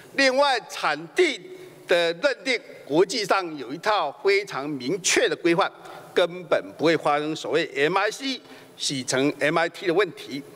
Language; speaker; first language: Chinese; native; Chinese